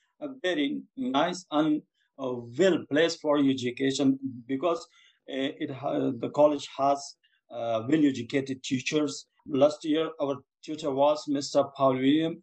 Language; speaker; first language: English; non-native, fluent; Persian